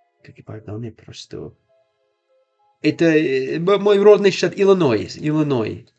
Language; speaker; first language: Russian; non-native, learner; English